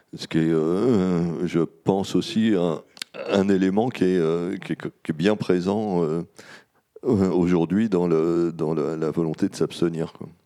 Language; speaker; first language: French; native; French